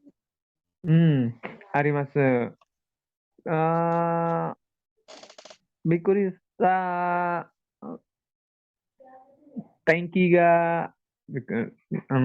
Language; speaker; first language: Japanese; non-native, learner; Indonesian